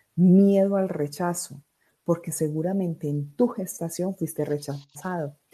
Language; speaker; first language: Spanish; native; Spanish